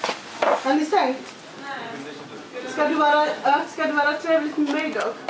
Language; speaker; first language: Swedish; non-native, fluent; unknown